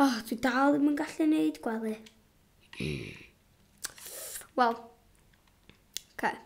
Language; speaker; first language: Welsh; non-native, local second language; English